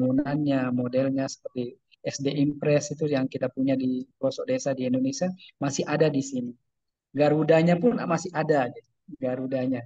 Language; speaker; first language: Indonesian; native; Indonesian